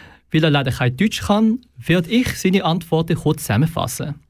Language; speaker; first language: German; native; German